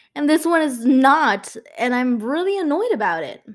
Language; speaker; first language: English; non-native, fluent; Spanish